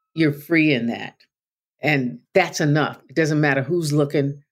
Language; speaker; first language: English; native; English